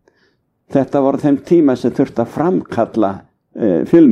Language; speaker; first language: Icelandic; native; Icelandic